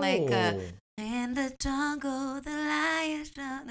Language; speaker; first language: English; non-native, fluent; Arabic